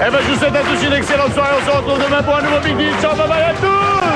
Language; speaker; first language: French; native; French